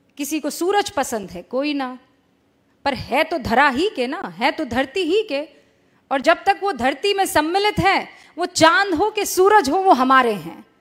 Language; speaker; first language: Hindi; native; Hindi